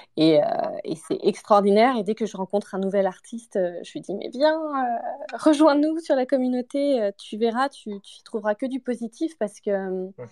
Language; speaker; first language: French; native; French